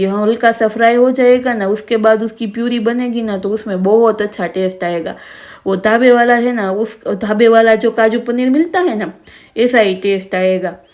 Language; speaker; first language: Hindi; non-native, local second language; Gujarati